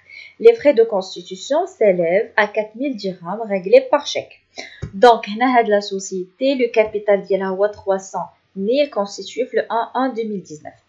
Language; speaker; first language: French; non-native, local second language; Arabic